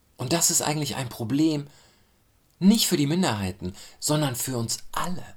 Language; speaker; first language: German; early bilingual, other home language; Turkish